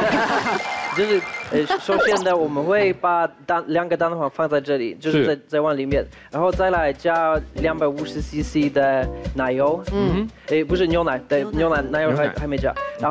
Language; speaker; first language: Chinese; non-native, fluent; Polish